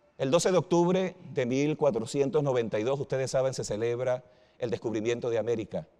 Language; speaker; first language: Spanish; native; Spanish